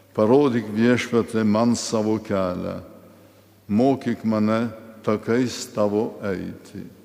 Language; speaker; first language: Lithuanian; early bilingual, heritage; Lithuanian